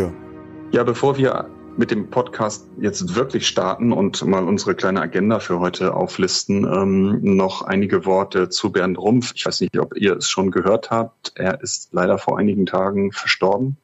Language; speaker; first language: German; native; German